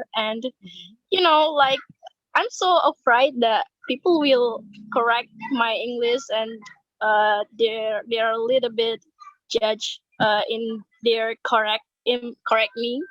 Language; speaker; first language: English; non-native, learner; Indonesian